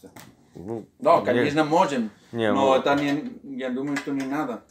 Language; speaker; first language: Russian; non-native, learner; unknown